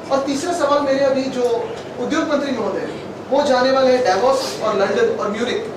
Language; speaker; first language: Hindi; non-native, local second language; Marathi